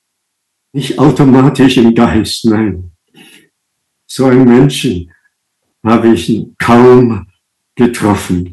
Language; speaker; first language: German; non-native, fluent; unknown